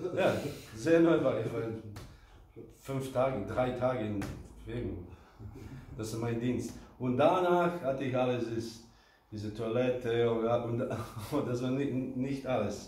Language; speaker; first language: German; non-native, fluent; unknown